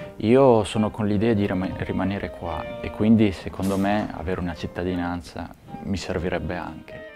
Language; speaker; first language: Italian; early bilingual, other home language; Romanian